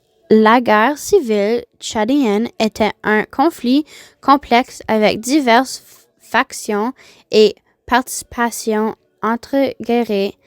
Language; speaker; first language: French; non-native, learner; English